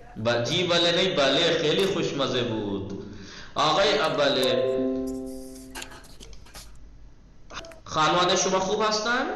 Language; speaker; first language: Persian; non-native, fluent; Urdu